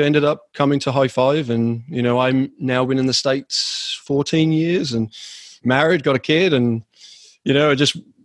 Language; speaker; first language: English; native; English